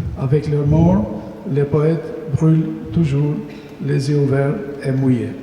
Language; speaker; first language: French; non-native, fluent; Albanian